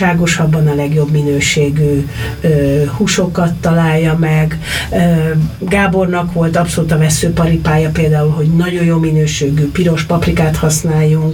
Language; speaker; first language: Hungarian; native; Hungarian